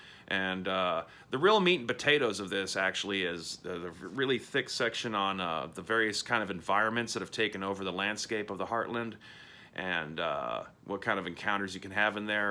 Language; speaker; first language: English; native; English